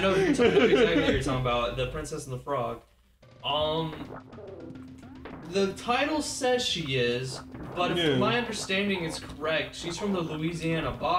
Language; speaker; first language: English; native; English